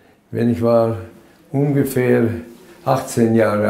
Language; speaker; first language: German; non-native, fluent; Latvian